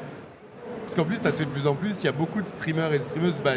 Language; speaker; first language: French; native; French